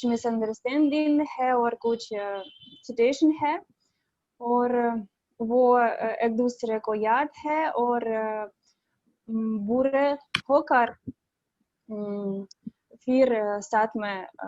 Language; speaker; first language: Hindi; non-native, learner; Russian